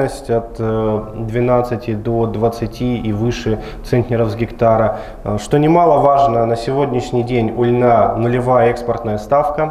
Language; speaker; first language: Russian; native; Russian